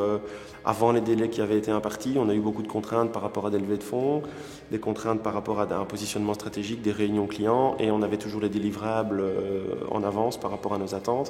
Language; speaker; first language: French; native; French